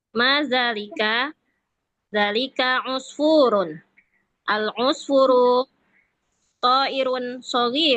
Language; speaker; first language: Arabic; non-native, learner; Indonesian